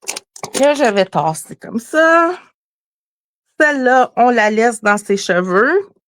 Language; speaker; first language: French; native; French